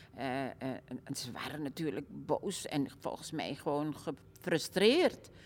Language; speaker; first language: Dutch; early bilingual, other home language; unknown